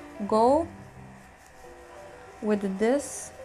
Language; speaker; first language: English; non-native, fluent; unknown